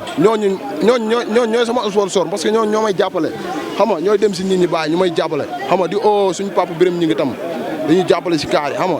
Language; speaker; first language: Wolof; native; Wolof